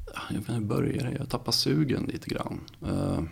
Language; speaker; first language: Swedish; native; Swedish